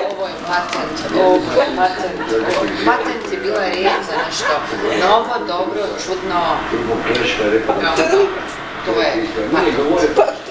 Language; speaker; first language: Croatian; early bilingual, heritage; Croatian